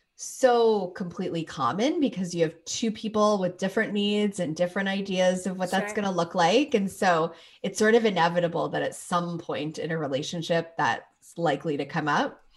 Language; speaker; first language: English; native; English